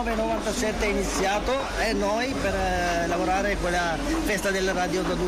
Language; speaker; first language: Italian; non-native, learner; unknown